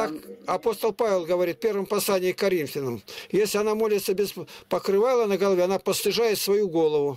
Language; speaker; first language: Russian; native; Russian